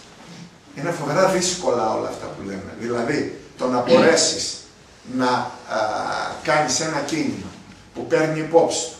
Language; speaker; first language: Greek; native; Greek